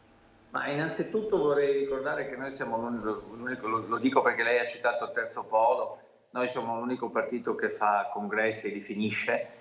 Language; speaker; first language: Italian; native; Italian